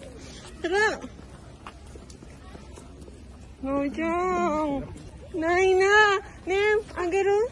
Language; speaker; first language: Japanese; non-native, learner; Filipino